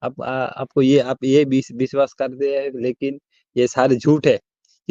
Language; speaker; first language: Hindi; non-native, learner; Bangla